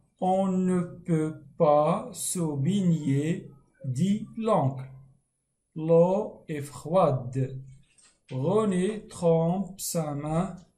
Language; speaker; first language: French; non-native, fluent; Arabic